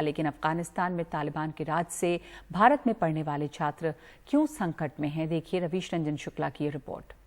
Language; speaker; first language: Hindi; native; Hindi